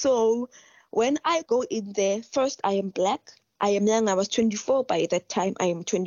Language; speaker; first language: English; non-native, local second language; Northern Sotho